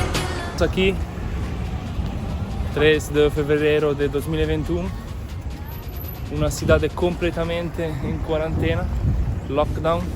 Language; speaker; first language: Portuguese; non-native, learner; Italian